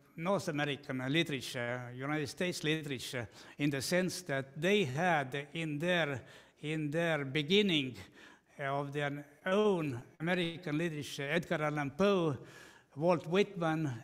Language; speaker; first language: English; non-native, fluent; Estonian